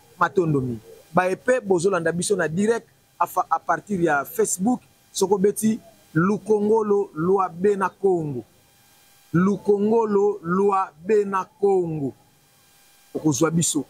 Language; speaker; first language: Lingala; non-native, local second language; Kongo